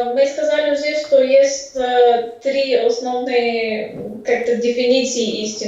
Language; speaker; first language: Russian; non-native, fluent; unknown